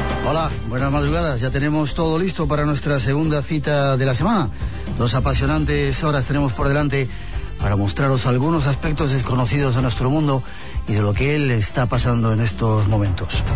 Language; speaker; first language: Spanish; native; Spanish